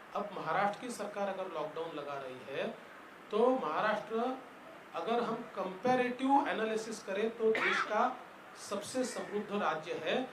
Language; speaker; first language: Hindi; non-native, local second language; Marathi